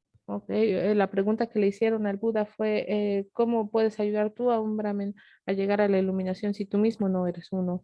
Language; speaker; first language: Spanish; native; Spanish